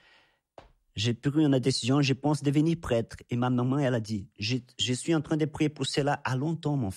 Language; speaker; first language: French; non-native, fluent; Portuguese